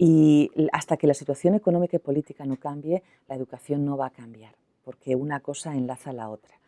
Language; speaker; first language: Spanish; native; Spanish